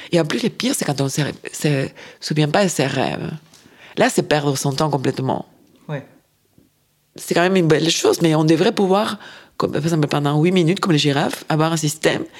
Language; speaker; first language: French; non-native, fluent; Spanish